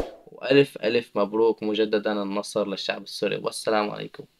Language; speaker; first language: Arabic; native; Arabic